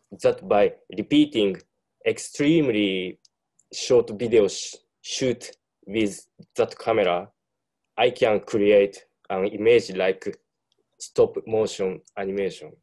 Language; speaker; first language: English; non-native, learner; Japanese